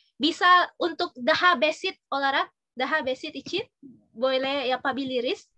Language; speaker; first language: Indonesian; native; Indonesian